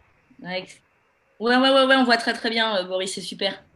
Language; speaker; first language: French; native; French